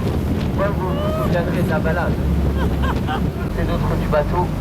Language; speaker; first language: French; native; French